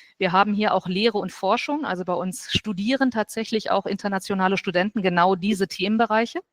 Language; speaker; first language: German; native; German